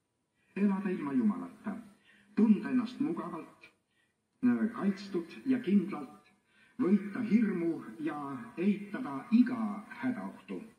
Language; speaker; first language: Estonian; native; Estonian